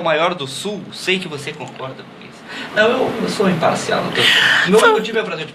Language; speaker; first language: Portuguese; native; Portuguese